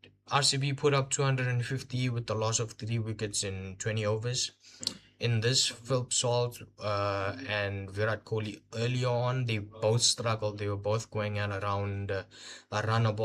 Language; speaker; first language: English; non-native, local second language; Hindi